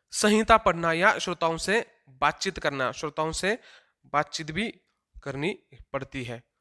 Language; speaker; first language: Hindi; non-native, local second language; Marathi